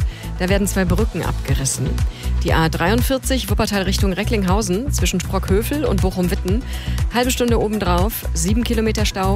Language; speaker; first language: German; native; German